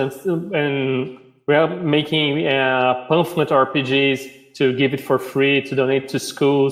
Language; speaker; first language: English; non-native, fluent; Portuguese